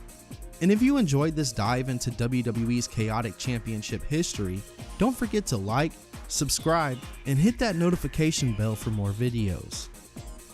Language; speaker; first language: English; native; English